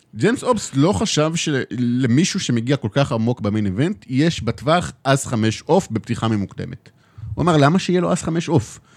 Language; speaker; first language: Hebrew; native; Hebrew